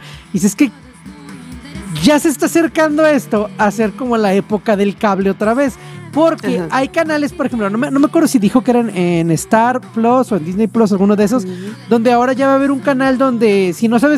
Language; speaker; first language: Spanish; native; Spanish